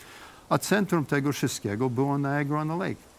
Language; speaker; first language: Polish; early bilingual, heritage; English